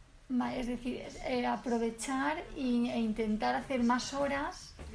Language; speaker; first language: Spanish; native; Spanish